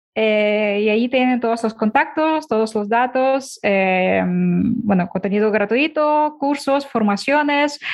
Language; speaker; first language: Spanish; non-native, fluent; Ukrainian